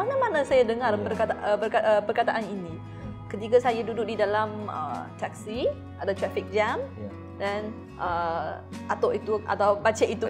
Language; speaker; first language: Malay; non-native, fluent; Chinese